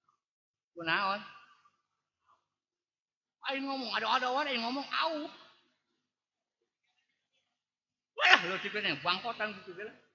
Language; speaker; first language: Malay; non-native, local second language; Sundanese